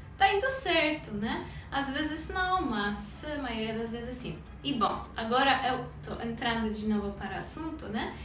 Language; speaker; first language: Portuguese; non-native, fluent; Polish